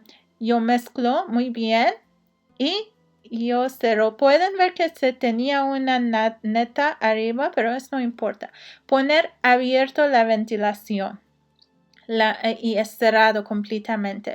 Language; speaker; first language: Spanish; non-native, learner; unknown